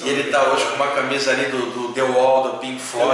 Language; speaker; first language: Portuguese; native; Portuguese